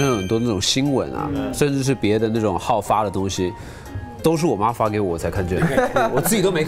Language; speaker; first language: Chinese; native; Chinese